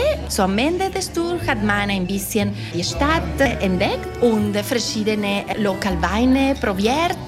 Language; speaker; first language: German; non-native, local second language; Italian